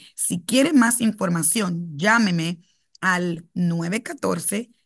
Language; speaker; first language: Spanish; native; Spanish